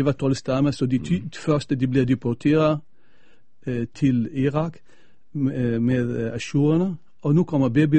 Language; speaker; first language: Danish; non-native, fluent; Arabic